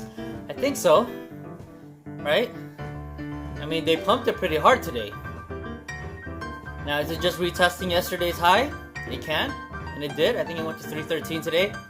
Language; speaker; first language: English; native; English